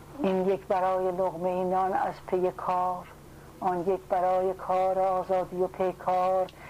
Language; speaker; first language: Persian; native; Persian